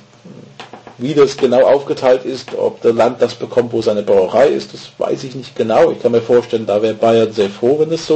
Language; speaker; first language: German; non-native, fluent; English